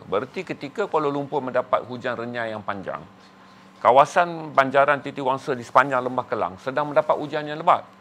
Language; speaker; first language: Malay; native; Malay